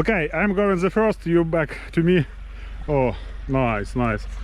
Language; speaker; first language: English; non-native, learner; Ukrainian